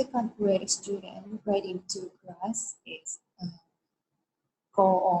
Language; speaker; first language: English; non-native, learner; Japanese